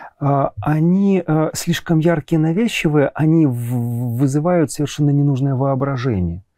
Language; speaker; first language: Russian; native; Russian